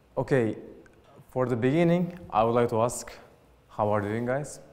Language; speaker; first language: English; non-native, fluent; Uzbek